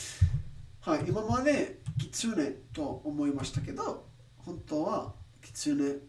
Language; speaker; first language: Japanese; non-native, learner; English